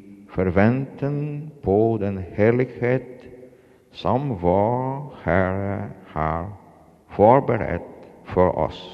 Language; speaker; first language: Swedish; non-native, learner; Polish